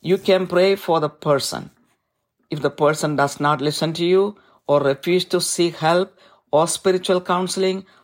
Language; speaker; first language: English; non-native, local second language; Malayalam